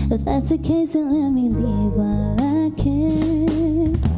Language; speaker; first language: Spanish; early bilingual, heritage; Spanish